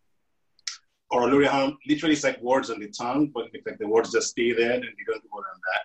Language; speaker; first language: English; non-native, local second language; Yoruba